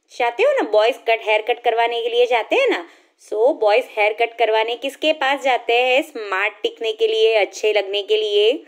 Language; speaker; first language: Hindi; non-native, local second language; Gujarati